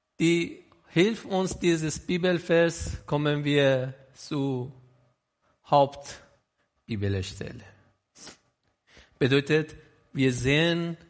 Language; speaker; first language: German; non-native, learner; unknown